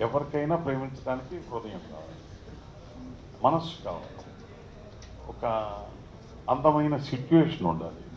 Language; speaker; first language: Telugu; native; Telugu